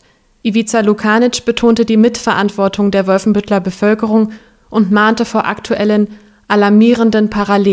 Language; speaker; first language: German; native; German